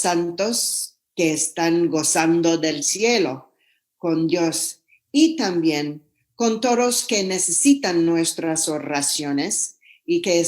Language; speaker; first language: Spanish; non-native, fluent; English